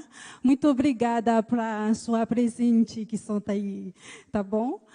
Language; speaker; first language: Portuguese; non-native, learner; Haitian Creole